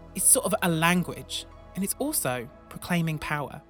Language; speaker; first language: English; native; English